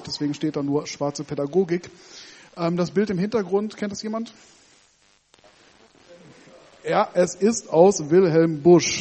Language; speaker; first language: German; native; German